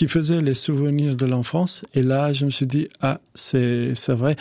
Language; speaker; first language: French; non-native, fluent; Albanian